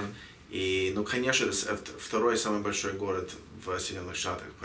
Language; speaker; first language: Russian; early bilingual, heritage; Russian